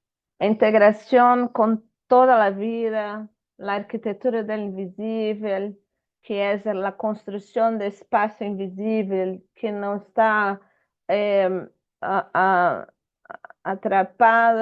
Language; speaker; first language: Spanish; non-native, fluent; Portuguese